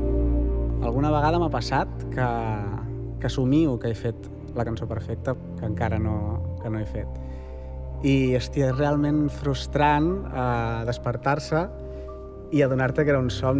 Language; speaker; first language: Catalan; native; Catalan